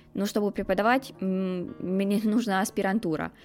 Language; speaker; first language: Russian; non-native, fluent; Romanian